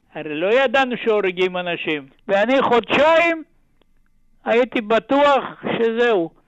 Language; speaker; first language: Hebrew; non-native, fluent; Ladino